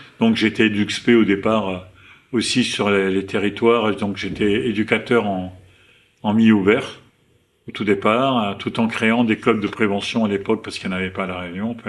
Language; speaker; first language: French; native; French